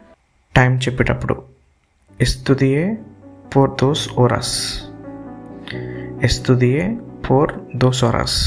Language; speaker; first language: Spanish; non-native, fluent; Telugu